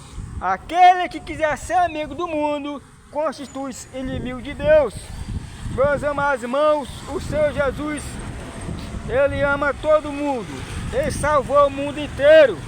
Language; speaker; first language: Portuguese; native; Portuguese